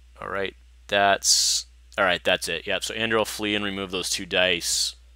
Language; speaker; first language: English; native; English